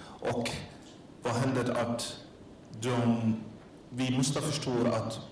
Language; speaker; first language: Swedish; non-native, learner; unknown